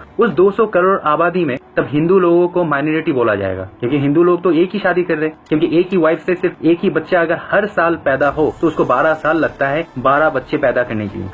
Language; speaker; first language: Hindi; non-native, fluent; Bangla